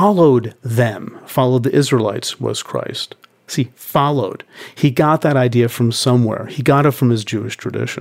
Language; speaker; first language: English; native; English